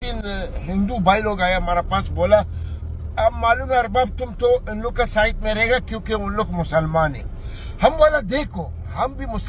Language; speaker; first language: Hindi; non-native, learner; Arabic